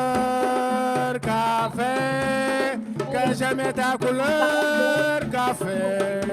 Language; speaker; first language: French; non-native, local second language; Wolof